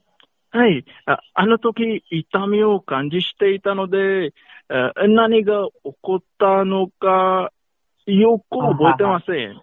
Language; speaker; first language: Japanese; non-native, learner; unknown